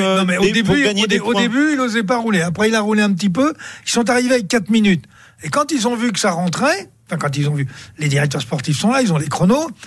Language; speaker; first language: French; native; French